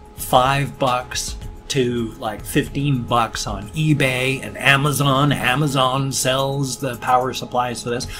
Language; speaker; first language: English; native; English